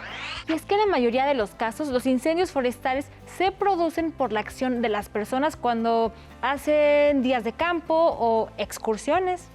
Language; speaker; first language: Spanish; native; Spanish